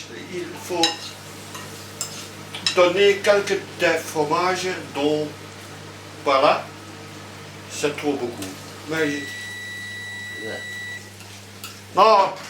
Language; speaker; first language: French; non-native, learner; Dutch